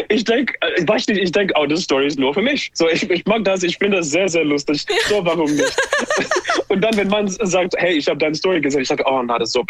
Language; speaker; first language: German; non-native, learner; English